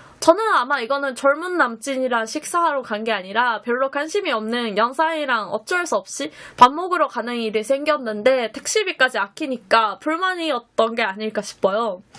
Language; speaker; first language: Korean; non-native, fluent; Japanese